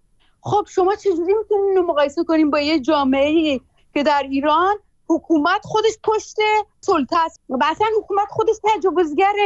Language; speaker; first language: Persian; native; Persian